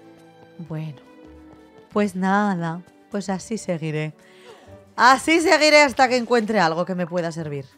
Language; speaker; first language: Spanish; native; Spanish